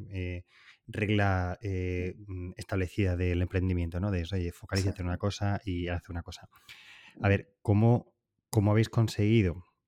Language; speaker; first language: Spanish; native; Spanish